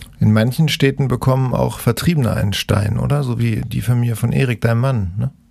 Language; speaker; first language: German; native; German